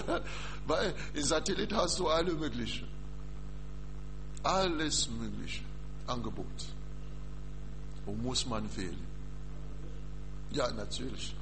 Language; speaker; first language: German; non-native, learner; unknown